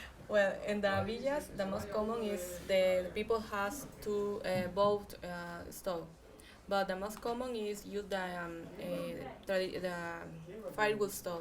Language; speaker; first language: English; non-native, fluent; Spanish